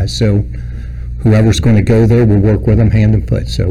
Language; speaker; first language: English; native; English